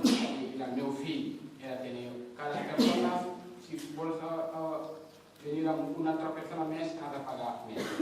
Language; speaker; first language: Catalan; non-native, fluent; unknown